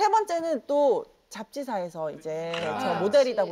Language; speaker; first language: Korean; native; Korean